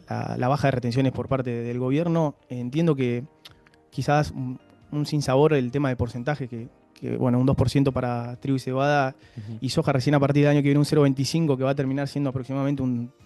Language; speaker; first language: Spanish; native; Spanish